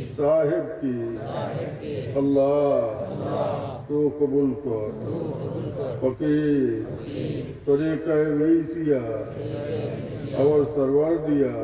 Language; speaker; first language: Urdu; non-native, local second language; Bangla